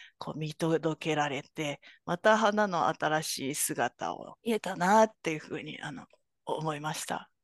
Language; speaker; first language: Japanese; native; Japanese